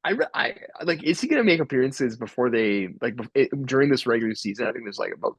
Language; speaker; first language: English; native; English